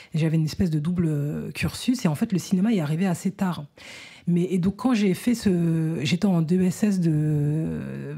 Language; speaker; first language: French; native; French